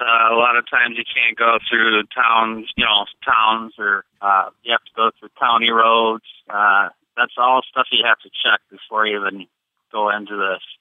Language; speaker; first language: English; native; English